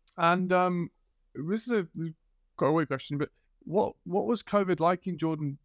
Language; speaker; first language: English; native; English